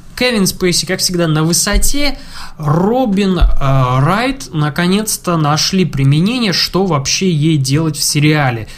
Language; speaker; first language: Russian; native; Russian